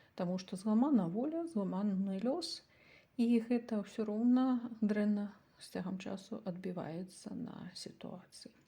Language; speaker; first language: Belarusian; native; Belarusian